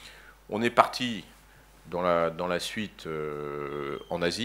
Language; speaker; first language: French; native; French